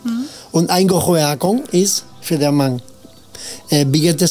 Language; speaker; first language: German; non-native, fluent; Spanish